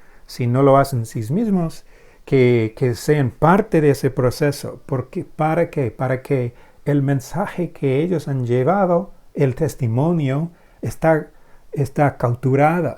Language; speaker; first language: Spanish; non-native, fluent; English